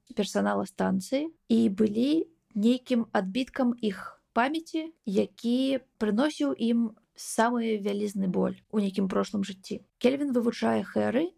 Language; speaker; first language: Belarusian; non-native, local second language; Russian